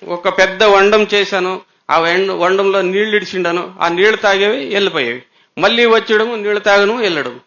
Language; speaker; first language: Telugu; native; Telugu